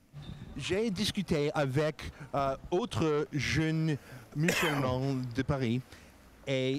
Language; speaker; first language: French; non-native, learner; English